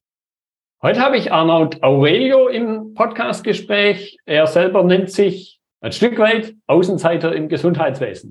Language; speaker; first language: German; native; German